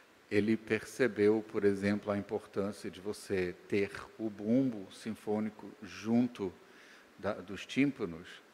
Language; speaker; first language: Portuguese; native; Portuguese